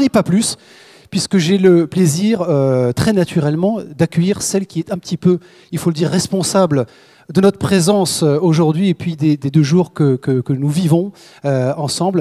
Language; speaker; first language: French; native; French